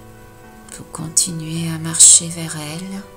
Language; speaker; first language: French; native; French